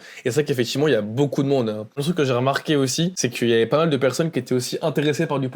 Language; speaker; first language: French; native; French